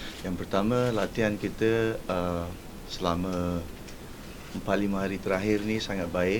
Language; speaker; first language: Malay; native; Malay